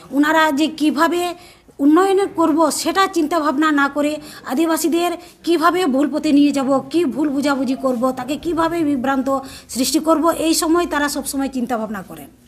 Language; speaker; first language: Bangla; non-native, local second language; Santali